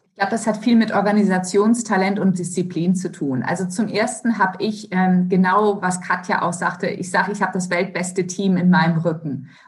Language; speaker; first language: German; native; German